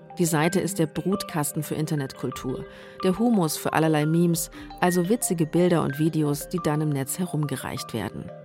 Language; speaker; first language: German; native; German